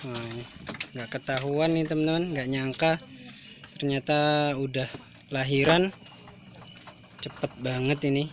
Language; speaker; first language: Indonesian; native; Indonesian